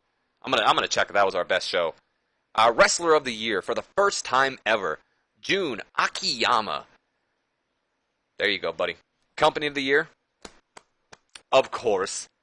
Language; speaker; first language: English; native; English